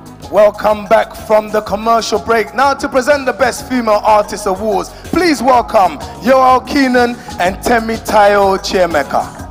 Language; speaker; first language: English; early bilingual, other home language; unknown